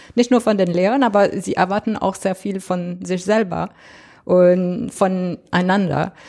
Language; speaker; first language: German; non-native, fluent; French